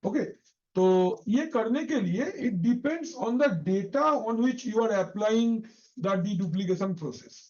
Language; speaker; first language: Hindi; non-native, local second language; Bangla